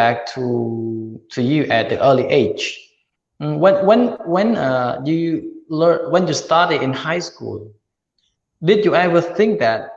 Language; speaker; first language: English; non-native, learner; Khmer